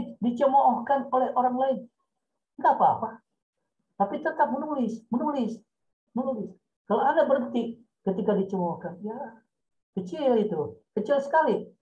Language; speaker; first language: Indonesian; non-native, local second language; Minangkabau